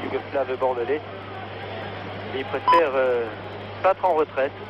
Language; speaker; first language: French; native; French